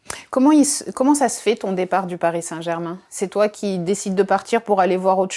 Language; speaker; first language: French; native; French